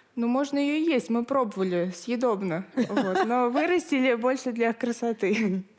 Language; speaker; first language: Russian; native; Russian